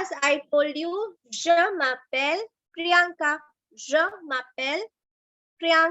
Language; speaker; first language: French; non-native, learner; Hindi